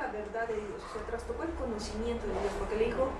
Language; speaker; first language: Spanish; native; Spanish